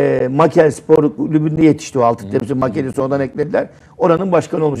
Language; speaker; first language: Turkish; native; Turkish